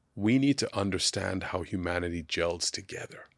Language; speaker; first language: English; non-native, local second language; Sindhi